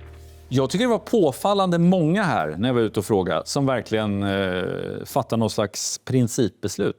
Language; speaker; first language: Swedish; native; Swedish